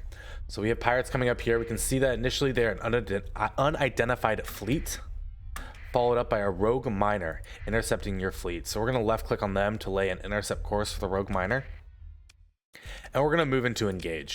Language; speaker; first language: English; native; English